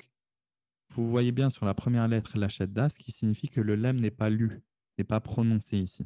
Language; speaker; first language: French; native; French